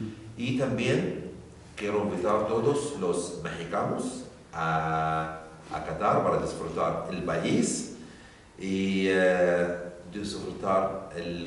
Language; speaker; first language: Spanish; non-native, learner; Arabic